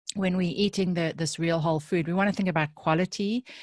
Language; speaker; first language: English; native; English